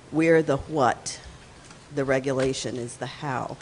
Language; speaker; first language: English; native; English